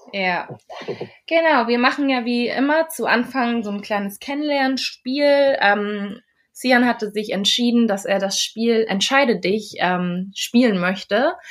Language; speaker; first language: German; native; German